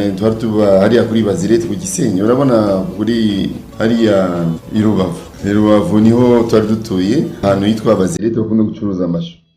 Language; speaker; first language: Kinyarwanda; early bilingual, heritage; Kinyarwanda